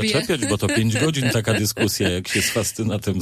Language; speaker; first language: Polish; native; Polish